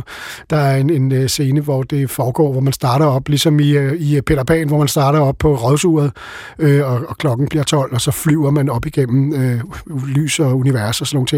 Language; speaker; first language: Danish; native; Danish